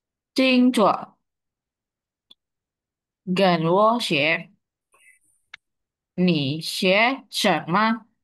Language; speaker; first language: Chinese; non-native, learner; Indonesian